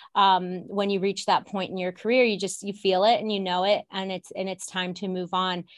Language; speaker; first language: English; native; English